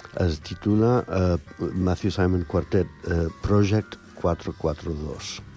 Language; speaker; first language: Catalan; non-native, fluent; English